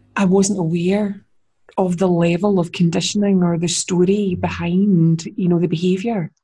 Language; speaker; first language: English; native; English